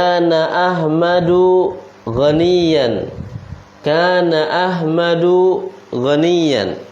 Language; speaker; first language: Arabic; non-native, fluent; Indonesian